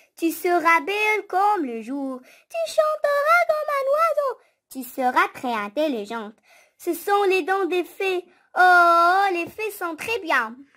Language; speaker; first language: French; non-native, local second language; Arabic